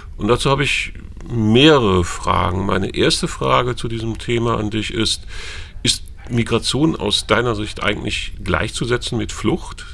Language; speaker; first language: German; native; German